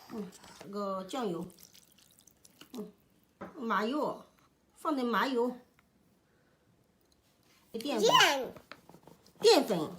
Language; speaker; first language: Chinese; native; Chinese